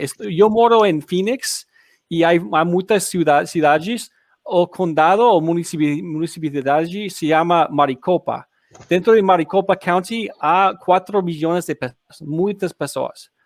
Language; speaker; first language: Portuguese; non-native, learner; English